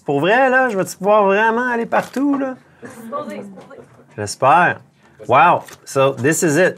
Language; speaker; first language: French; native; French